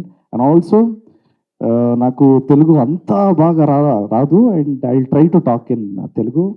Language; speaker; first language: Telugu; non-native, learner; Kannada